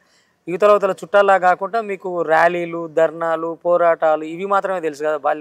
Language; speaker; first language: Telugu; native; Telugu